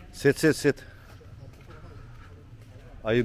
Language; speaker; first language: English; non-native, learner; Turkish